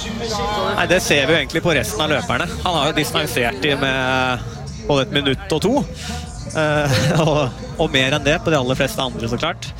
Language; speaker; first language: Norwegian; native; Norwegian